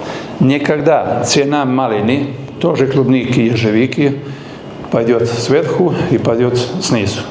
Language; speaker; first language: Russian; non-native, learner; Serbian